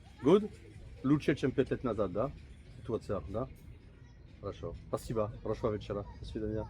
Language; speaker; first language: Russian; non-native, learner; French